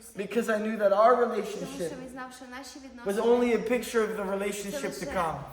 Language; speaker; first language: English; native; English